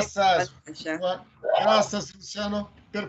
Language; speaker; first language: Spanish; non-native, learner; Portuguese